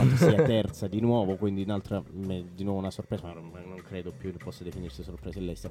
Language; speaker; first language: Italian; native; Italian